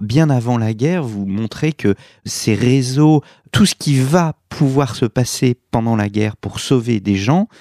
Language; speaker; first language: French; native; French